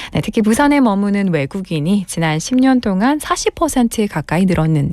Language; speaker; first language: Korean; native; Korean